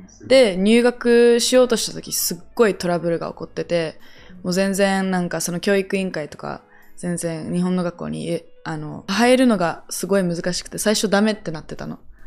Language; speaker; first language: Japanese; early bilingual, other home language; English